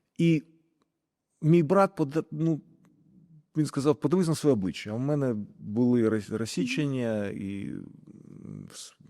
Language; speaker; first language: Ukrainian; non-native, local second language; Russian